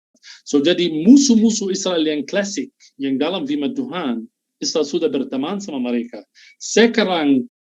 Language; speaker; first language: Indonesian; non-native, fluent; Arabic